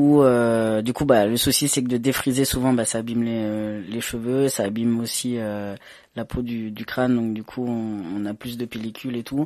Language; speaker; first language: French; native; French